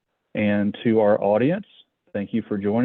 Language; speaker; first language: English; native; English